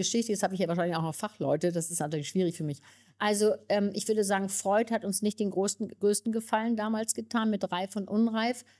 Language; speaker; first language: German; native; German